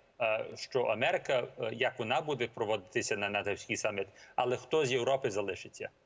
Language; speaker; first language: Ukrainian; early bilingual, heritage; Ukrainian